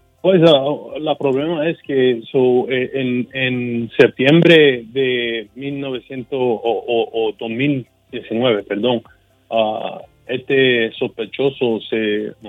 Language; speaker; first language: Spanish; early bilingual, heritage; Spanish